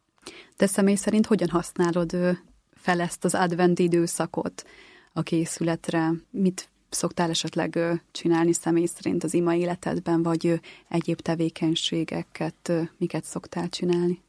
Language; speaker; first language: Hungarian; native; Hungarian